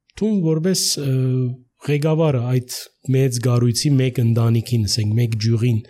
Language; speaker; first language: Armenian; early bilingual, heritage; Armenian